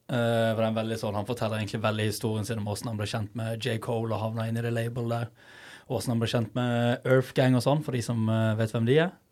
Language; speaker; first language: Norwegian; native; Norwegian